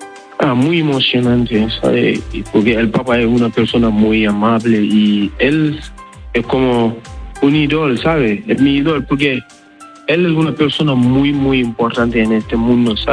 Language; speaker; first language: Spanish; non-native, learner; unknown